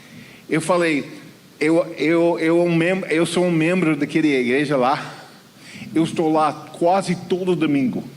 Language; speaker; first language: Portuguese; non-native, fluent; English